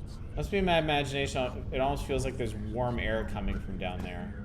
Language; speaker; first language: English; native; English